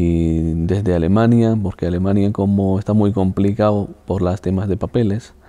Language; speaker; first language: Spanish; non-native, fluent; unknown